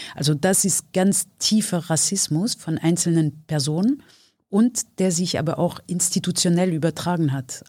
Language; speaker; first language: German; non-native, fluent; French